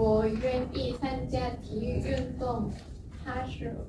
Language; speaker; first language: Chinese; non-native, learner; Indonesian